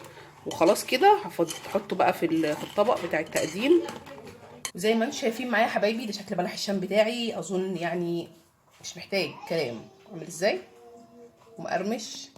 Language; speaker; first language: Arabic; native; Arabic